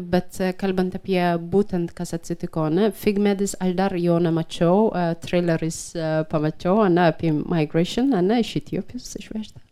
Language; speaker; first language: Lithuanian; non-native, fluent; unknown